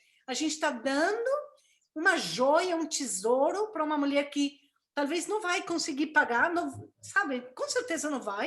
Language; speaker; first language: Portuguese; non-native, fluent; Spanish